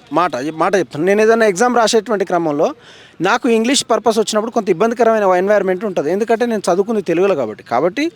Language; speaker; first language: Telugu; native; Telugu